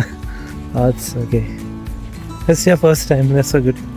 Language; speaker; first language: English; non-native, learner; Hindi